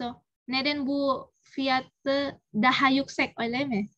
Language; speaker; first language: Turkish; non-native, learner; Indonesian